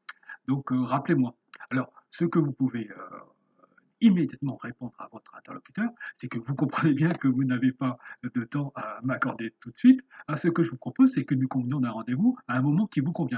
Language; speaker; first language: French; native; French